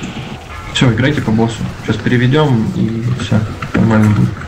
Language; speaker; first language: Russian; native; Russian